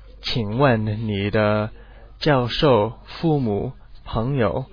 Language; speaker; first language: Chinese; non-native, learner; English